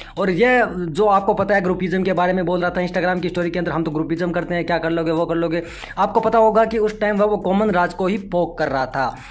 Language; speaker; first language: Hindi; native; Hindi